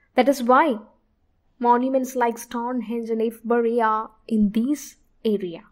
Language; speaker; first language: English; non-native, local second language; Malayalam